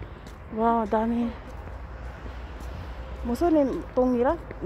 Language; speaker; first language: Korean; non-native, learner; Filipino